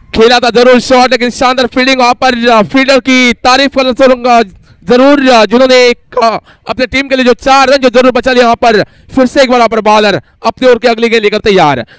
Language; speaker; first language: Hindi; native; Hindi